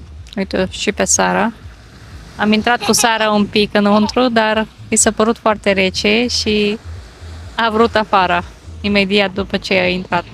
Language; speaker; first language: Romanian; non-native, fluent; Bulgarian